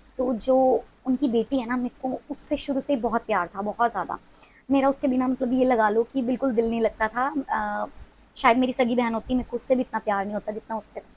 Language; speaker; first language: Hindi; non-native, local second language; Punjabi